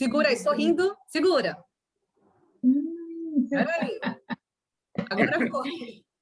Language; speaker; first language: Portuguese; native; Portuguese